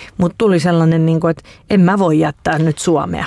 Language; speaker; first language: Finnish; native; Finnish